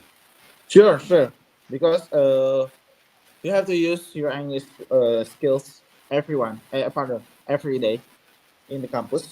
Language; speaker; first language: English; non-native, learner; Indonesian